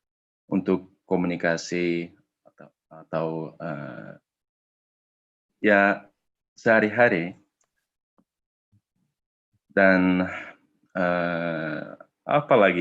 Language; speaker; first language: Indonesian; non-native, fluent; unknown